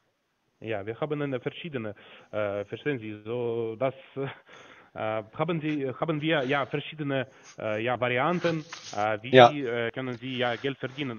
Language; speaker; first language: German; non-native, learner; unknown